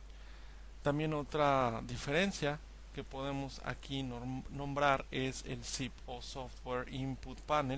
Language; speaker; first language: Spanish; native; Spanish